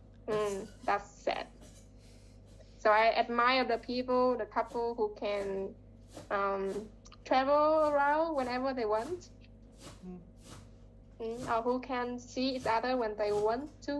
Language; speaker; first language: English; non-native, fluent; Vietnamese